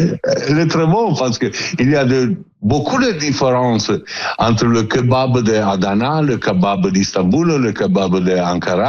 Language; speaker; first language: French; non-native, fluent; Italian